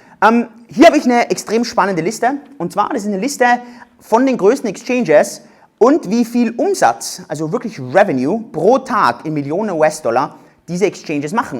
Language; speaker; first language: German; native; German